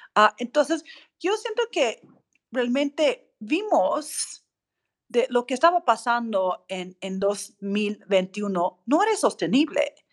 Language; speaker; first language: Spanish; non-native, fluent; English